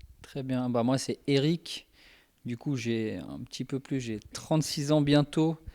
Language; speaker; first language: French; native; French